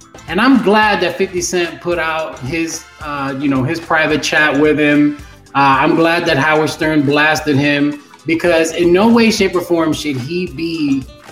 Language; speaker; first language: English; early bilingual, other home language; Spanish